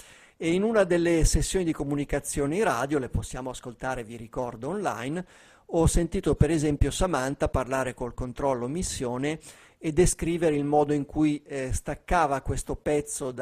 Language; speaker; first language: Italian; native; Italian